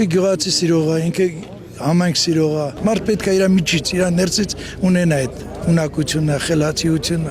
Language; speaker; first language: Armenian; non-native, local second language; Kurdish